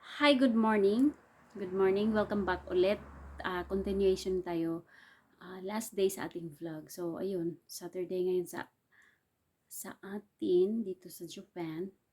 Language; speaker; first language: Filipino; non-native, local second language; Cebuano